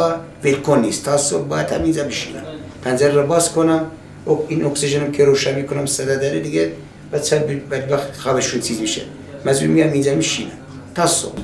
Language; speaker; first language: Persian; native; Persian